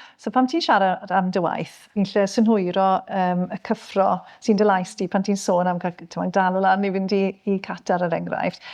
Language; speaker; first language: Welsh; native; Welsh